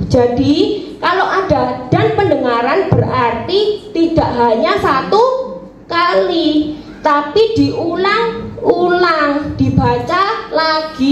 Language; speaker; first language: Indonesian; native; Indonesian